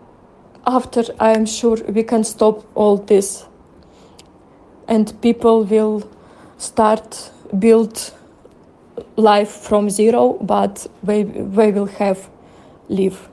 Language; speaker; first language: English; non-native, learner; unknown